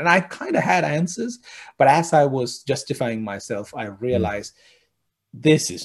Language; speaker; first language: English; non-native, local second language; Sinhala